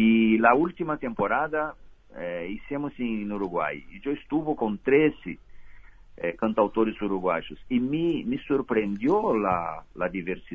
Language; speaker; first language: Spanish; non-native, fluent; Portuguese